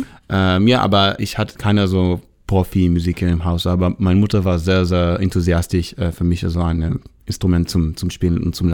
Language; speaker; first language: German; non-native, fluent; Hebrew